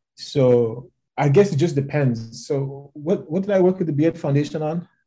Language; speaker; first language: English; non-native, local second language; Yoruba